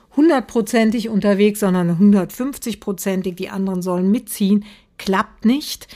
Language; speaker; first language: German; native; German